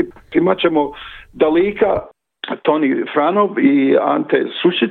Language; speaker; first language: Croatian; early bilingual, other home language; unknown